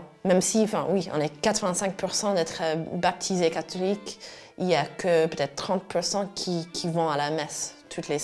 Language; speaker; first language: French; non-native, fluent; English